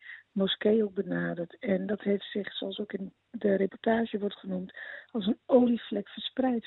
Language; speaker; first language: Dutch; native; Dutch